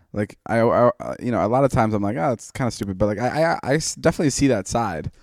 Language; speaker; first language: English; early bilingual, other home language; Slovak